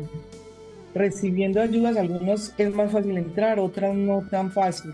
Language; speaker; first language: Spanish; native; Spanish